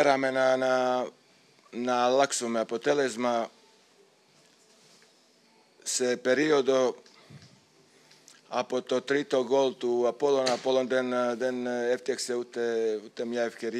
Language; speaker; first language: Greek; non-native, fluent; Serbian